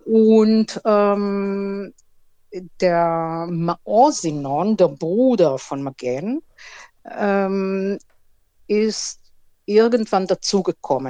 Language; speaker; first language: German; non-native, fluent; Hebrew